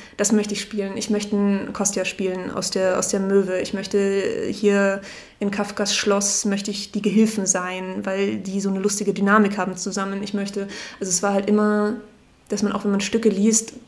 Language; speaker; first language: German; native; German